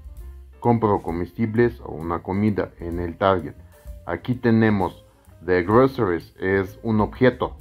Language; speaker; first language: Spanish; non-native, fluent; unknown